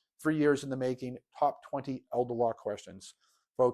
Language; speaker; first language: English; native; English